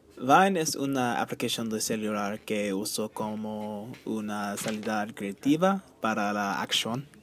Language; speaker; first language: Spanish; early bilingual, heritage; Spanish